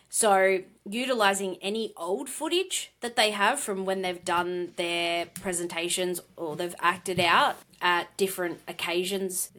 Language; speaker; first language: English; native; English